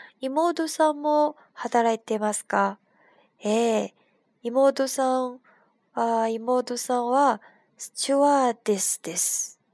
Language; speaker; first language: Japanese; non-native, fluent; Chinese